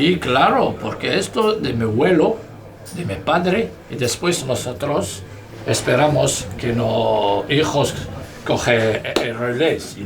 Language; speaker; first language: Spanish; non-native, learner; Arabic